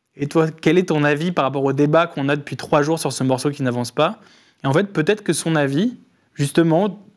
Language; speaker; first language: French; native; French